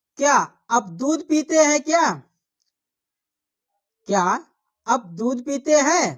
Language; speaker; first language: Hindi; non-native, local second language; Telugu